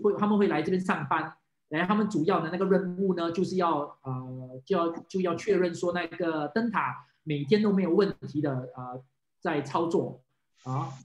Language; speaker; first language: Chinese; non-native, local second language; English